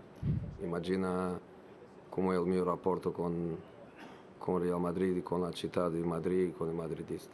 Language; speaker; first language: Italian; non-native, fluent; Portuguese